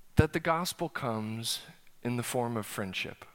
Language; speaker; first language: English; native; English